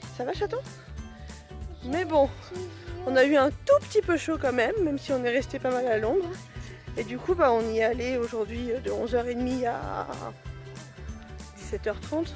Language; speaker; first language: French; native; French